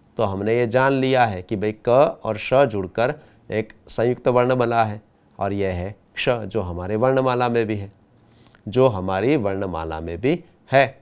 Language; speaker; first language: Hindi; non-native, local second language; Gujarati